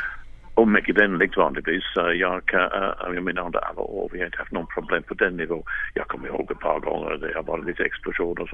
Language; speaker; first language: Swedish; non-native, fluent; English